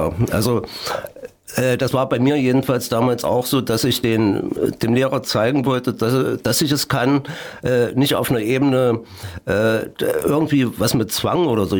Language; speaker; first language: German; native; German